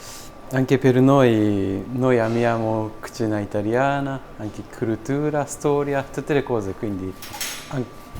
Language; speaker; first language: Italian; non-native, learner; Japanese